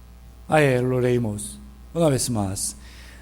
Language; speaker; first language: Spanish; non-native, fluent; Korean